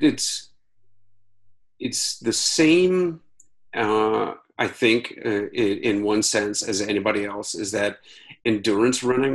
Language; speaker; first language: English; native; English